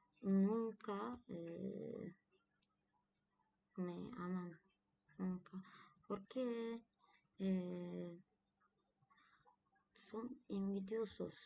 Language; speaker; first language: Spanish; non-native, learner; Turkish